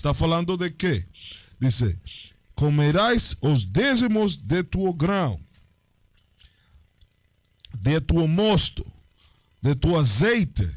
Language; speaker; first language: Portuguese; non-native, learner; Spanish